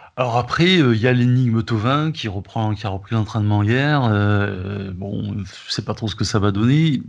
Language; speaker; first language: French; native; French